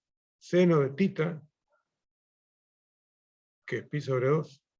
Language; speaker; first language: Spanish; native; Spanish